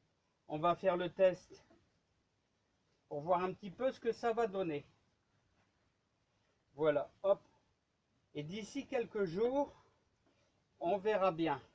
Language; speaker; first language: French; native; French